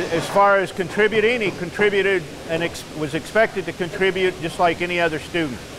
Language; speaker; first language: English; native; English